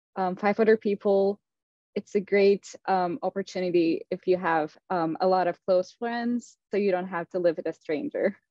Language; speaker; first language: English; non-native, fluent; Turkish